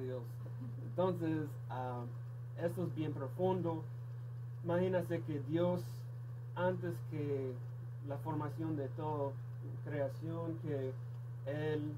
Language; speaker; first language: Spanish; non-native, fluent; English